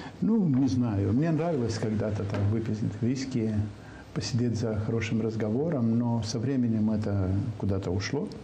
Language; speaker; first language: Russian; non-native, local second language; Romanian